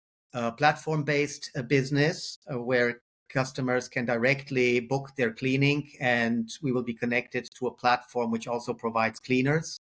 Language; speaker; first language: English; non-native, fluent; German